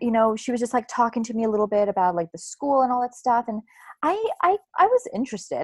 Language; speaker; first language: English; native; English